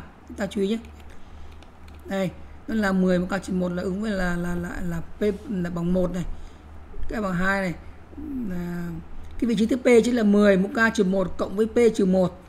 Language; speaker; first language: Vietnamese; native; Vietnamese